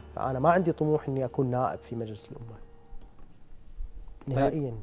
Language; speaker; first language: Arabic; native; Arabic